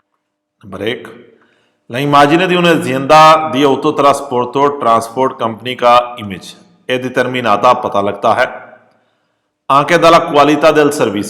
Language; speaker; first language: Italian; non-native, fluent; Urdu